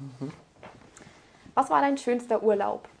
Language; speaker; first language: German; native; German